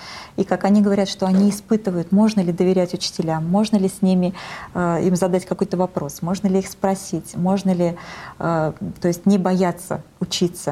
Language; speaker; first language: Russian; native; Russian